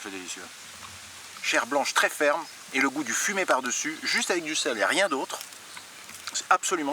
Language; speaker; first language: French; native; French